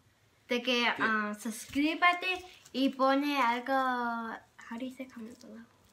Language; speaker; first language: Spanish; early bilingual, heritage; Spanish